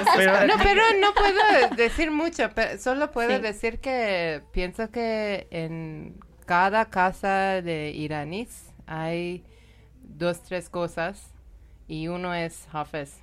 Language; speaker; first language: Spanish; non-native, learner; Persian